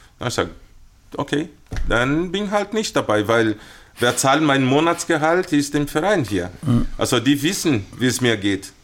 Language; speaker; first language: German; non-native, fluent; Portuguese